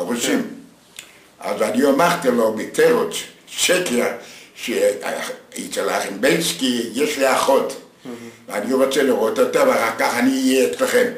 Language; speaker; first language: Hebrew; non-native, fluent; Yiddish